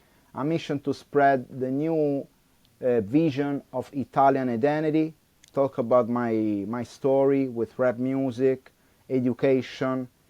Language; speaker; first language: English; non-native, learner; Italian